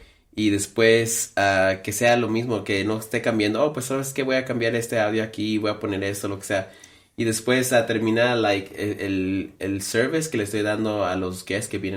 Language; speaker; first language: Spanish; early bilingual, heritage; Spanish